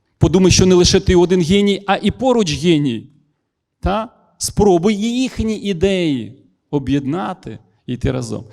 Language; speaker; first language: Ukrainian; non-native, local second language; Russian